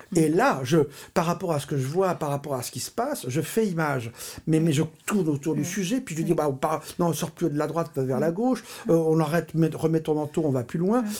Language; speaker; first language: French; native; French